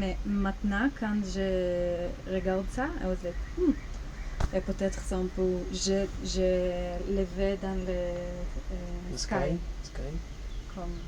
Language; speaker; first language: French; non-native, learner; Hebrew